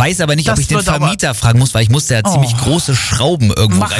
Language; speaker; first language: German; native; German